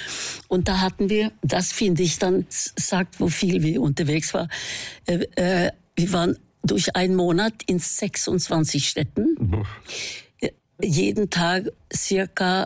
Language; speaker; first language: German; non-native, fluent; Norwegian